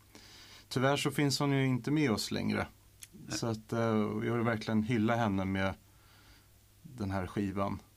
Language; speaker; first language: Swedish; native; Swedish